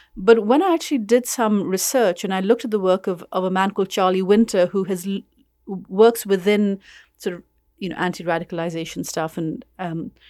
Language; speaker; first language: English; non-native, local second language; Urdu